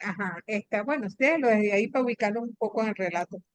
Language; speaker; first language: Spanish; native; Spanish